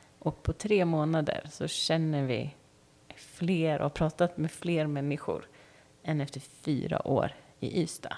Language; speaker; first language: Swedish; native; Swedish